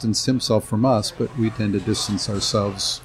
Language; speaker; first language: English; native; English